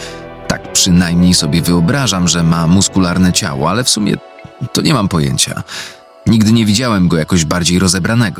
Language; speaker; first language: Polish; native; Polish